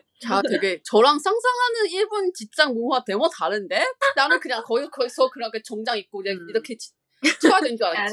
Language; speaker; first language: Korean; non-native, fluent; Chinese